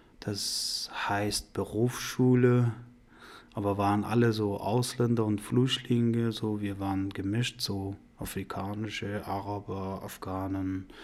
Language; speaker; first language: German; non-native, learner; Persian